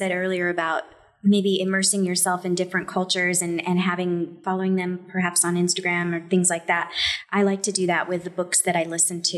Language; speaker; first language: English; native; English